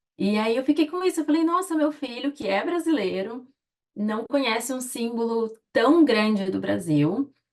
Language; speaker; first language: Portuguese; native; Portuguese